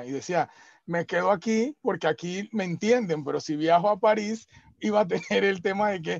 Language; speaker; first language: Spanish; native; Spanish